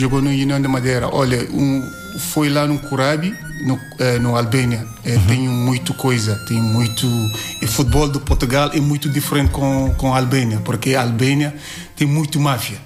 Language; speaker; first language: Portuguese; non-native, learner; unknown